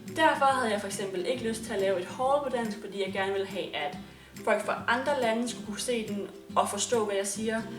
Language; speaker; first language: Danish; native; Danish